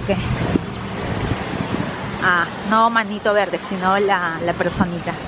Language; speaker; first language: Spanish; native; Spanish